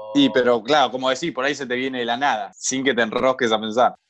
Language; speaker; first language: Spanish; native; Spanish